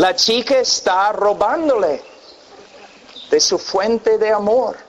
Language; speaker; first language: Spanish; non-native, fluent; English